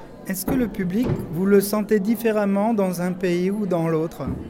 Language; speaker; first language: French; native; French